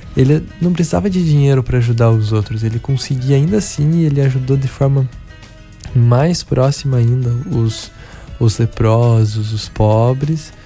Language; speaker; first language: Portuguese; native; Portuguese